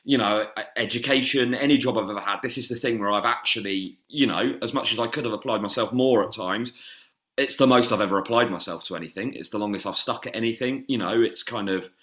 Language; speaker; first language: English; native; English